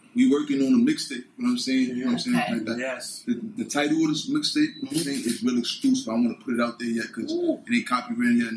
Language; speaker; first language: English; native; English